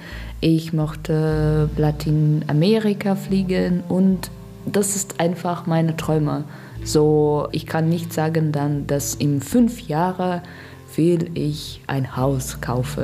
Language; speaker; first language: German; non-native, learner; Russian